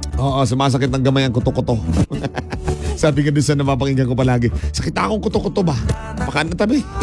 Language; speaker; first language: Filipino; non-native, local second language; Cebuano